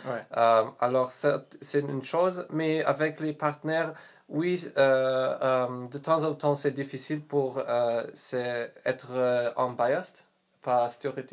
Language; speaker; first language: French; non-native, learner; Polish